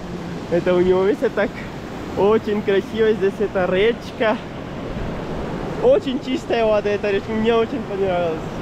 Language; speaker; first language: Russian; non-native, learner; Pashto